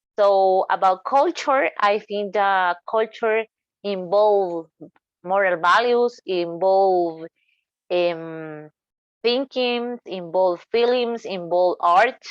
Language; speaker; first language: English; non-native, learner; Spanish